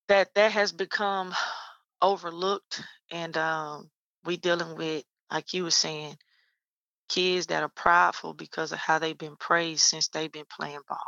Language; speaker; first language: English; native; English